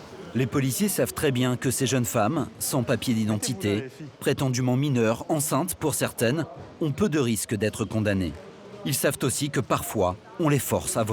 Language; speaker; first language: French; native; French